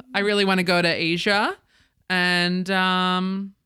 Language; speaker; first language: English; native; English